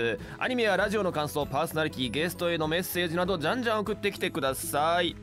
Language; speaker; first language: Japanese; native; Japanese